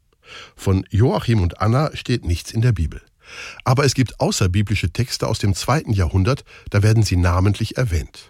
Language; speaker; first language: German; native; German